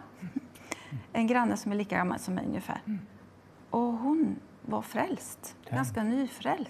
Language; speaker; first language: Swedish; native; Swedish